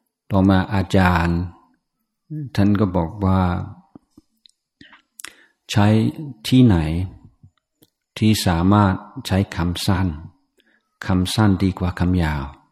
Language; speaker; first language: Thai; non-native, fluent; English